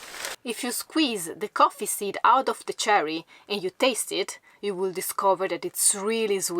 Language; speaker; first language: English; non-native, fluent; Italian